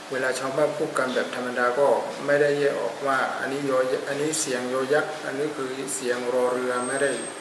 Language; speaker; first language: Thai; non-native, fluent; Burmese